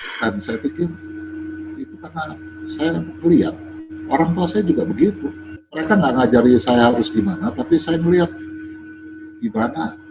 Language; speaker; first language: Indonesian; native; Indonesian